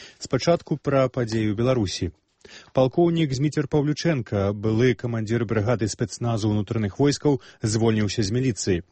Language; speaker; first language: Belarusian; native; Belarusian